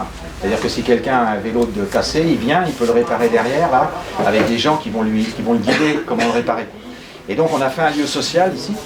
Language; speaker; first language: French; native; French